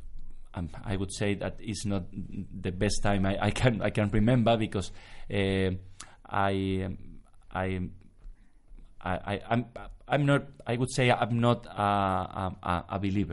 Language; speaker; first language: English; non-native, fluent; Spanish